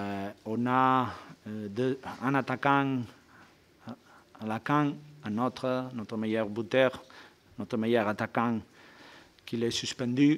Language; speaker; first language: French; non-native, fluent; Spanish